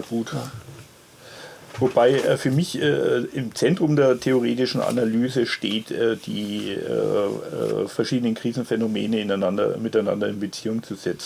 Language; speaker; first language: German; native; German